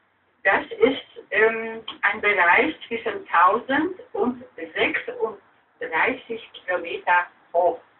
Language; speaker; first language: German; non-native, fluent; Polish